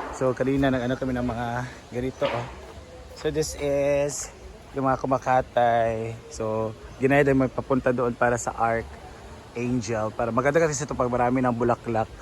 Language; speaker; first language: Filipino; non-native, local second language; Cebuano